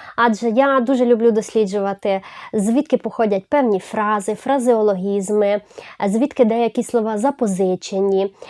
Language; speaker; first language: Ukrainian; non-native, local second language; Hungarian